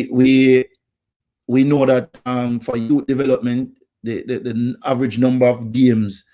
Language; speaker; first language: English; native; English